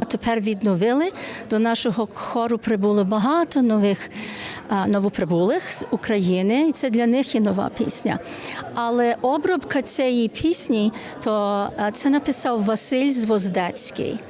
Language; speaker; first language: Ukrainian; early bilingual, heritage; Ukrainian